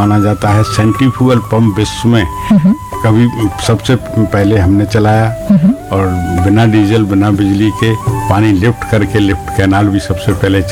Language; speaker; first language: Hindi; native; Hindi